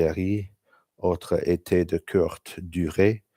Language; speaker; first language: French; non-native, learner; English